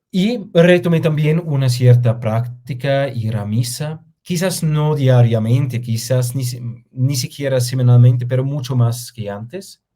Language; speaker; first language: Spanish; non-native, fluent; German